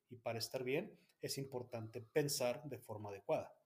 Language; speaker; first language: Spanish; native; Spanish